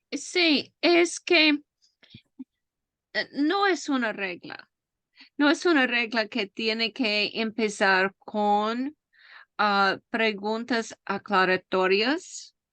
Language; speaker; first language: Spanish; non-native, fluent; English